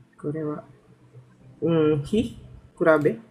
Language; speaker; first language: Japanese; non-native, learner; Filipino